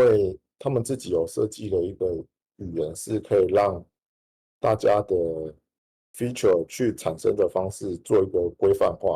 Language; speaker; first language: Chinese; native; Chinese